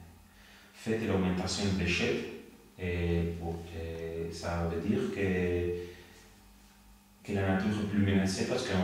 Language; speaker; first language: French; non-native, learner; Spanish